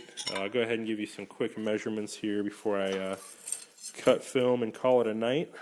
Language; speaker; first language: English; native; English